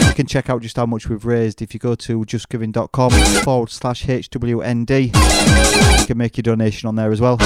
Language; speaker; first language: English; native; English